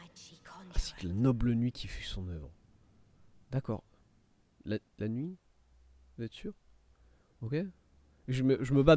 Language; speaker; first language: French; native; French